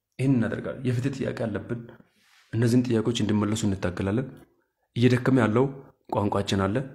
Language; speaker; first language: Amharic; non-native, local second language; Hadiyya